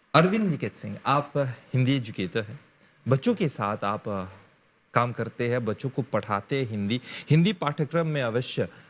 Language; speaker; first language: Hindi; non-native, local second language; Morisyen